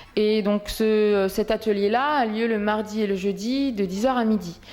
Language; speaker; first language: French; native; French